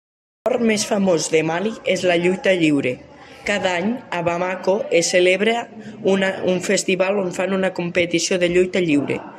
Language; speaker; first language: Catalan; non-native, local second language; Spanish